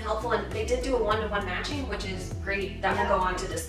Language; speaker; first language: English; native; English